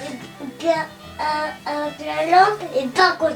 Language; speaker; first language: French; native; French